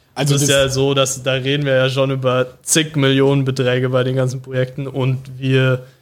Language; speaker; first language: German; native; German